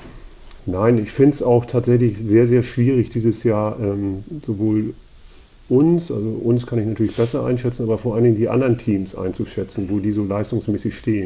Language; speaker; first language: German; native; German